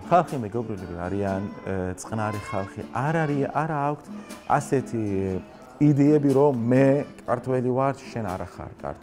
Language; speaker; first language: Georgian; non-native, learner; Arabic